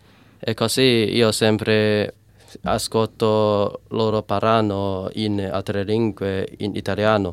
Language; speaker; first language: Italian; non-native, learner; Cantonese